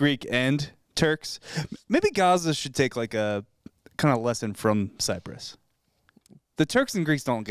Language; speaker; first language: English; native; English